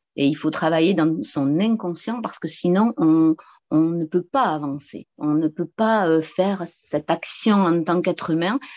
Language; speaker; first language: French; native; French